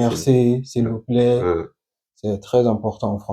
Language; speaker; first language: French; non-native, learner; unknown